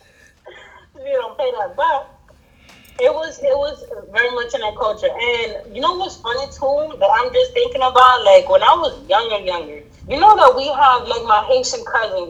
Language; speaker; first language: English; early bilingual, other home language; Spanish